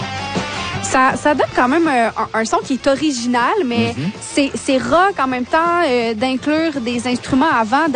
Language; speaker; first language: French; native; French